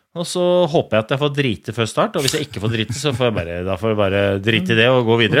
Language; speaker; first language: Norwegian; native; Norwegian